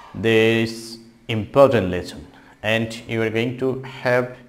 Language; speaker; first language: English; non-native, local second language; Bangla